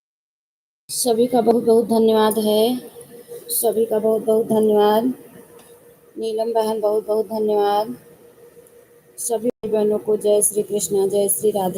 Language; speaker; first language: Hindi; non-native, local second language; Awadhi